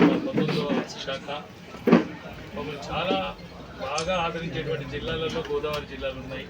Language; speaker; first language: Telugu; native; Telugu